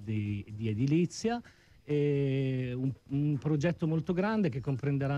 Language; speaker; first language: Italian; native; Italian